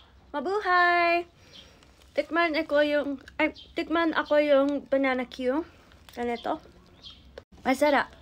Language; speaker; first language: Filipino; early bilingual, heritage; English